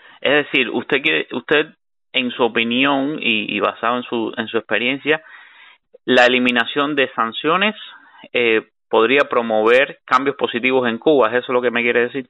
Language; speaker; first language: Spanish; native; Spanish